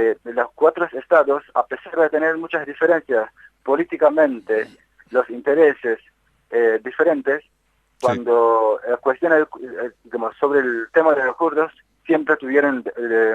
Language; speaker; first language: Spanish; non-native, fluent; Kurdish